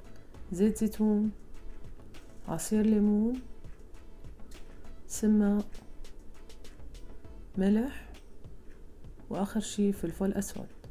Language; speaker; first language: Arabic; native; Arabic